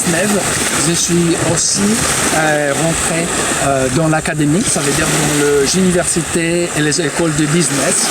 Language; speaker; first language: French; non-native, fluent; Greek